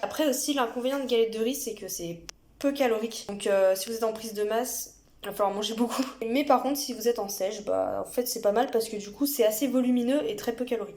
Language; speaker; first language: French; native; French